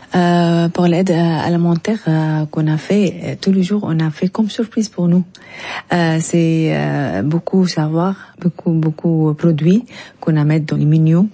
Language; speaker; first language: French; non-native, learner; Arabic